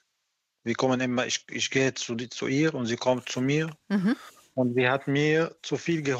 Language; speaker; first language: German; non-native, learner; Arabic